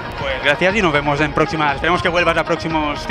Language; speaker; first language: Spanish; native; Spanish